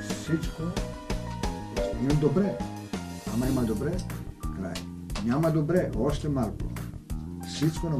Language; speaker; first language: Bulgarian; non-native, learner; Greek